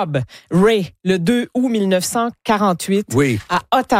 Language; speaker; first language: French; native; French